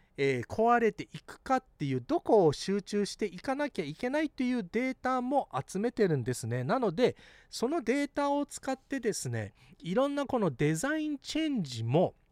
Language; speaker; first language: Japanese; early bilingual, heritage; Japanese